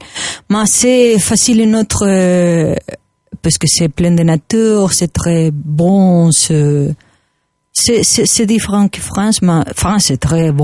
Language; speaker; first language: French; non-native, learner; Spanish